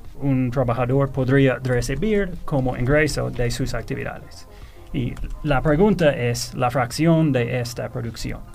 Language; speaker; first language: Spanish; non-native, fluent; English